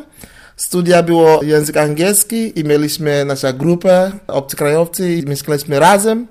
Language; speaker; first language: Polish; non-native, learner; English